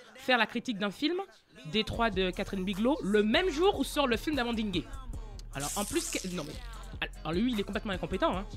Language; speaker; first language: French; native; French